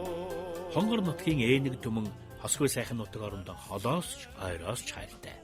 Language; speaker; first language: Mongolian; native; Mongolian